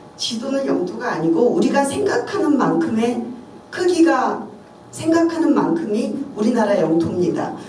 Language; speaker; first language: Korean; native; Korean